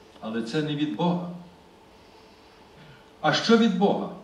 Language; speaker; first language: Ukrainian; native; Ukrainian